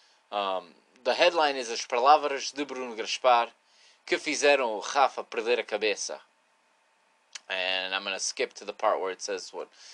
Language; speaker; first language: English; early bilingual, other home language; Portuguese